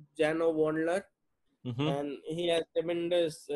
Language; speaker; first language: English; non-native, local second language; Bangla